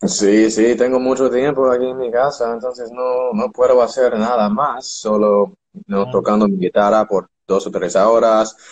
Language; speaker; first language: Spanish; non-native, learner; English